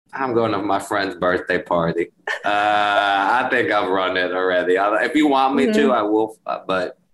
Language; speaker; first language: English; early bilingual, other home language; Spanish